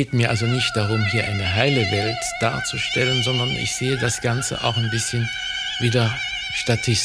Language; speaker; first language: German; native; German